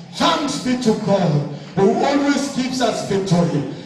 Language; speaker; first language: English; non-native, local second language; Swahili